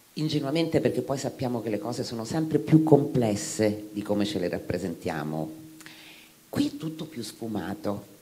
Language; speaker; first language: Italian; native; Italian